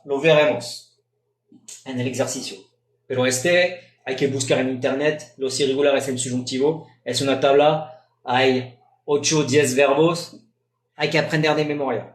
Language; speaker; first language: Spanish; non-native, fluent; French